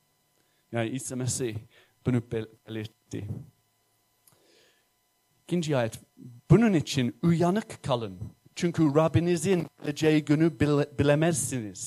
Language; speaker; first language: Turkish; non-native, fluent; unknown